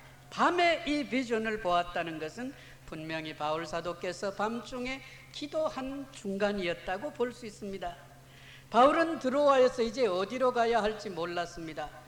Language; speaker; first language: Korean; native; Korean